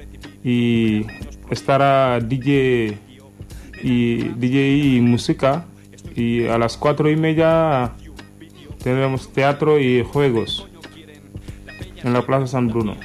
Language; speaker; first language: Spanish; non-native, learner; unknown